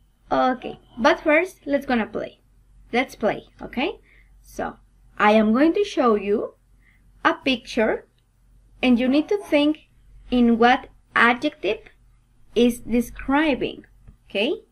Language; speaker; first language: English; non-native, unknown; Spanish